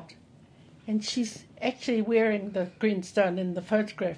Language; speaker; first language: English; native; English